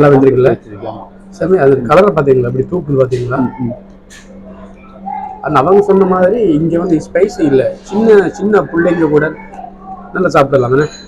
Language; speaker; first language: Tamil; native; Tamil